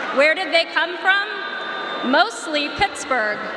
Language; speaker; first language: English; native; English